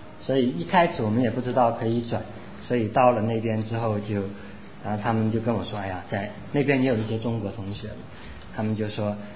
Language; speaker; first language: Chinese; non-native, local second language; Cantonese